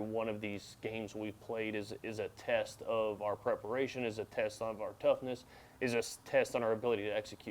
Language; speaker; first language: English; native; English